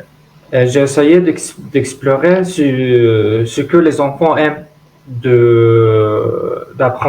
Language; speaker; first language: French; non-native, learner; Arabic